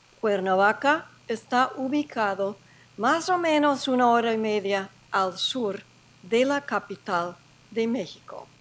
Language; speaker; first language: Spanish; non-native, fluent; English